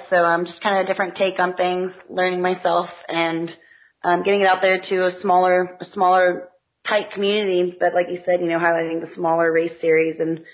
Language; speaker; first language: English; native; English